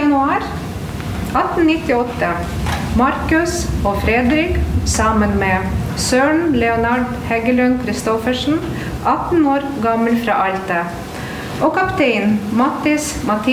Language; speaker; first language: Norwegian; non-native, fluent; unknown